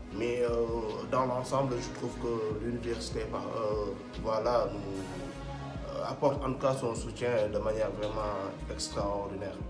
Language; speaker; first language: French; non-native, local second language; Wolof